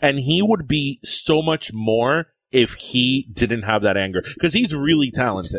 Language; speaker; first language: English; early bilingual, other home language; Spanish